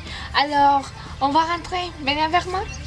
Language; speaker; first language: French; non-native, learner; Spanish